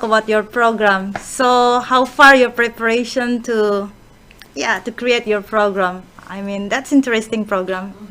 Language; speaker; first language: English; non-native, fluent; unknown